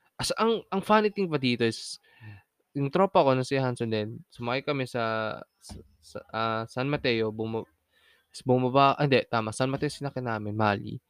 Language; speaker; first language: Filipino; non-native, local second language; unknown